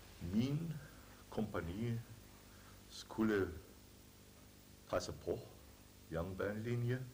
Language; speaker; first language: Danish; non-native, fluent; German